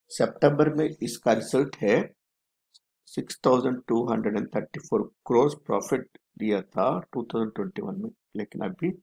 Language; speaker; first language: Hindi; non-native, local second language; Telugu